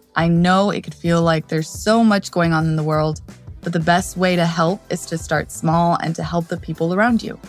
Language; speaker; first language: English; non-native, fluent; Spanish